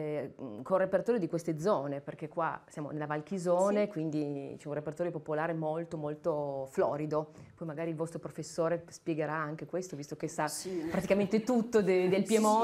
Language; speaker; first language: Italian; native; Italian